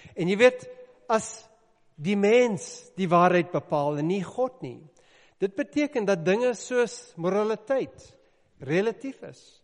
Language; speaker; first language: Afrikaans; non-native, local second language; English